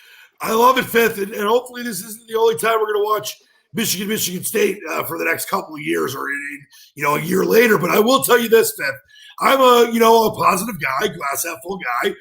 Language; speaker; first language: English; native; English